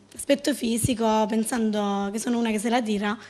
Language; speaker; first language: Italian; native; Italian